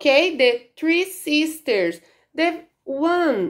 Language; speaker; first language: English; non-native, learner; Portuguese